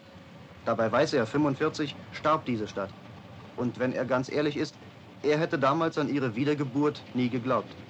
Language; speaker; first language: German; native; German